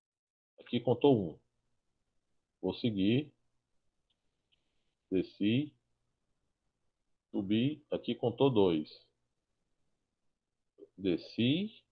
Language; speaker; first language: Portuguese; native; Portuguese